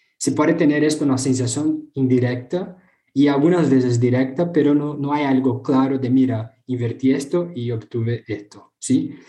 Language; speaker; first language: Spanish; non-native, fluent; Portuguese